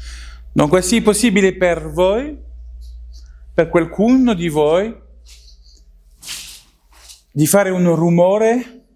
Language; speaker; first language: Italian; non-native, learner; French